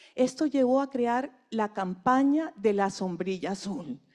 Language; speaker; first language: Spanish; native; Spanish